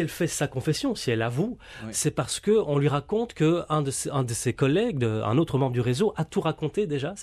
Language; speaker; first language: French; native; French